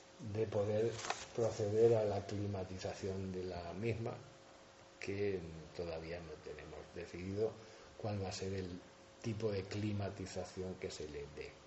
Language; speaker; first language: Spanish; native; Spanish